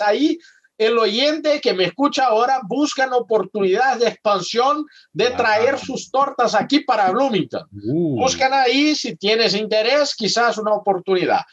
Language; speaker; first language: Spanish; non-native, fluent; Portuguese